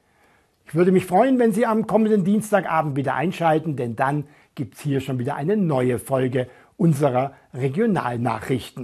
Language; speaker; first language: German; native; German